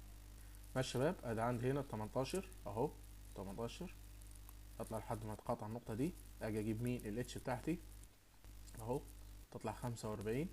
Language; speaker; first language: Arabic; native; Arabic